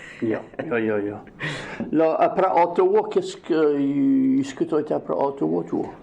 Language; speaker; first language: French; native; French